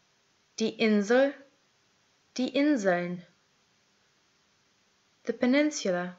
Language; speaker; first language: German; native; German